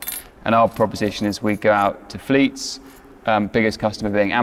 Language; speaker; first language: English; native; English